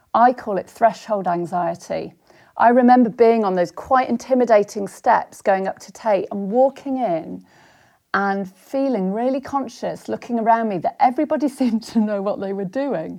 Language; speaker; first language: English; native; English